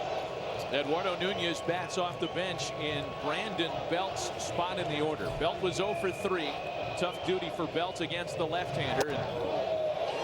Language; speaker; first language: English; native; English